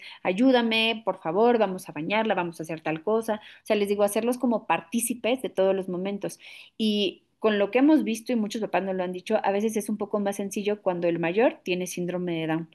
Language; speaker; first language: Spanish; native; Spanish